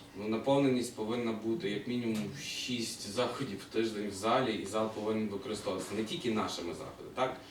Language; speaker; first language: Ukrainian; native; Ukrainian